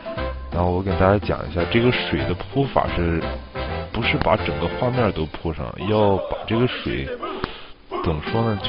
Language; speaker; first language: Chinese; native; Chinese